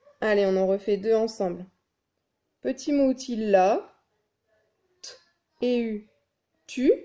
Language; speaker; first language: French; native; French